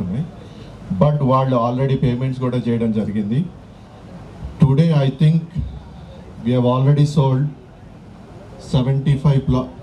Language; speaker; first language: Telugu; native; Telugu